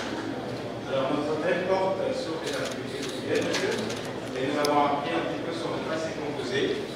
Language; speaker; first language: French; non-native, fluent; Indonesian